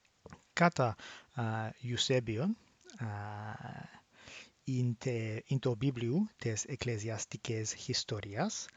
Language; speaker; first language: Greek; non-native, learner; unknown